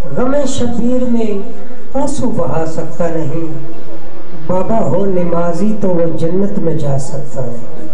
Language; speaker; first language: Urdu; non-native, local second language; Punjabi